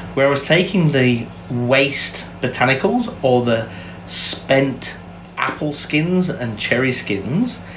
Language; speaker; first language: English; native; English